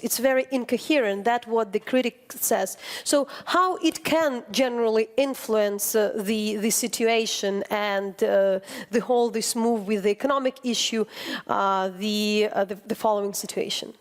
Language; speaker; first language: English; non-native, fluent; Ukrainian